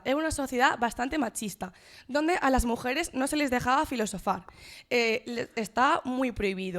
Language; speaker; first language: Spanish; native; Spanish